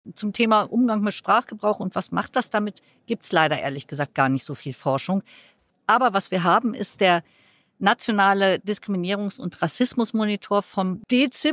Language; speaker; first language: German; native; German